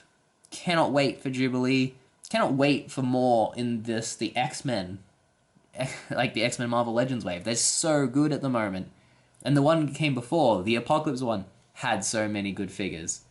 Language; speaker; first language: English; native; English